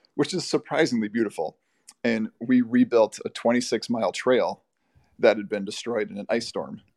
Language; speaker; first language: English; native; English